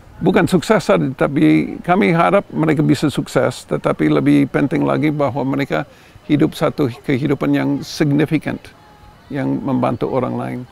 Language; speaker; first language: Indonesian; non-native, fluent; English